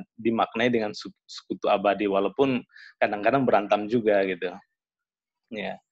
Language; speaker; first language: Indonesian; native; Indonesian